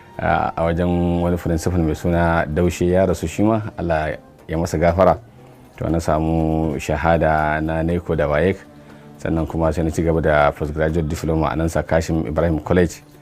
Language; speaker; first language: Hausa; native; Hausa